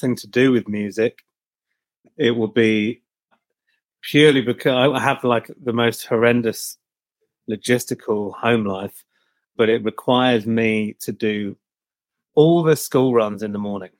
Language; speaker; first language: English; native; English